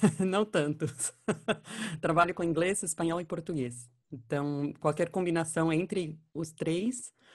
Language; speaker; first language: Portuguese; non-native, fluent; English